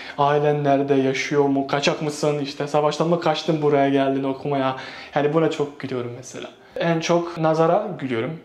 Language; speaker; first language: Turkish; non-native, fluent; Bosnian